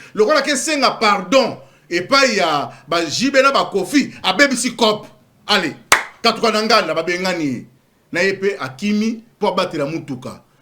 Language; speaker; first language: Lingala; native; Lingala